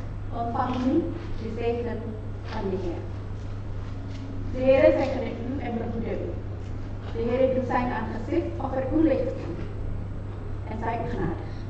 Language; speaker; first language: Dutch; non-native, fluent; Indonesian